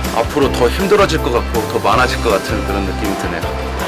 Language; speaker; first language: Korean; native; Korean